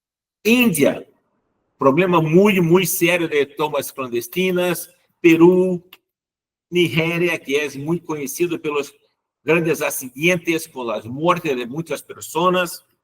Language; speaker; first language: Spanish; non-native, learner; Portuguese